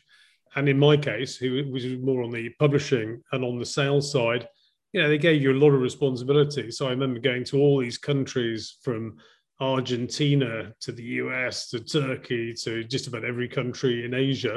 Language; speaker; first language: English; native; English